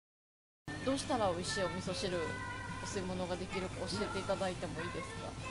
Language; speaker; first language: Japanese; native; Japanese